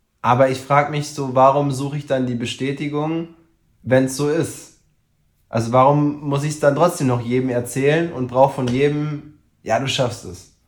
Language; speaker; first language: German; native; German